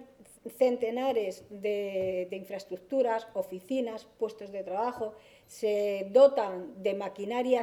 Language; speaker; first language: Spanish; native; Spanish